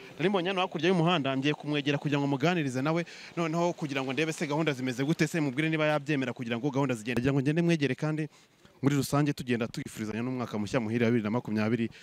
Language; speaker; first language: Kinyarwanda; native; Kinyarwanda